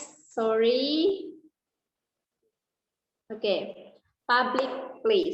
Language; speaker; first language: English; non-native, learner; Indonesian